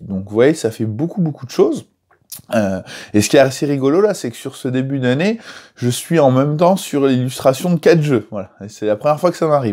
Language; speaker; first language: French; native; French